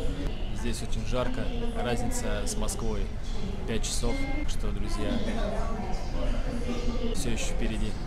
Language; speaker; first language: Russian; native; Russian